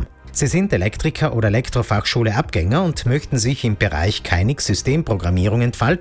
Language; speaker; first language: German; native; German